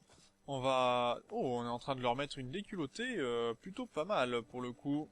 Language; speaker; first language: French; native; French